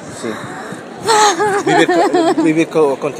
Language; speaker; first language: Spanish; non-native, learner; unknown